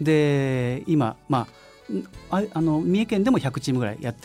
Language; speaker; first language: Japanese; native; Japanese